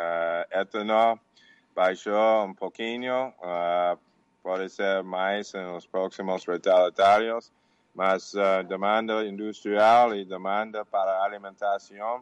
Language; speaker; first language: Portuguese; non-native, learner; English